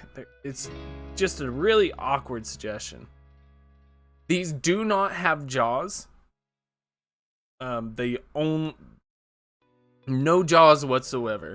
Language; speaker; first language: English; native; English